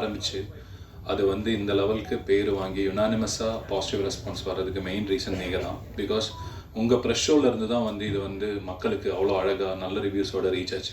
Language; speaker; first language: Tamil; native; Tamil